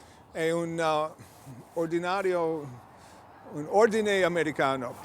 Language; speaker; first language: Italian; early bilingual, heritage; English